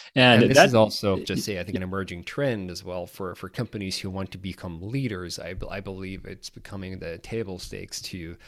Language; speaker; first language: English; native; English